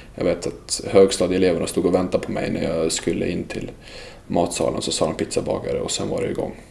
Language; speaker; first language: Swedish; early bilingual, other home language; Serbian